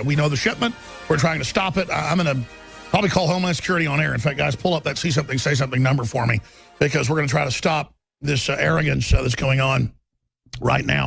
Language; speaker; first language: English; native; English